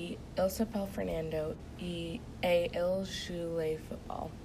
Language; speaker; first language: French; non-native, learner; English